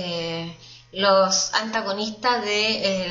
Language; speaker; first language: Spanish; native; Spanish